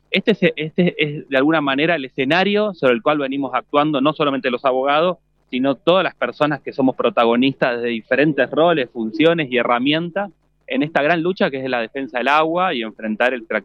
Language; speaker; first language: Spanish; native; Spanish